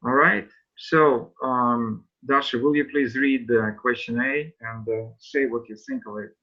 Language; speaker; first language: English; non-native, fluent; Russian